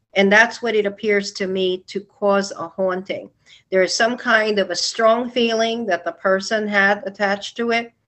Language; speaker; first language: English; non-native, local second language; Filipino